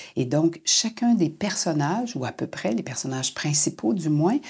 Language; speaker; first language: French; native; French